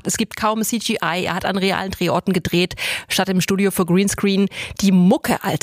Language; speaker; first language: German; native; German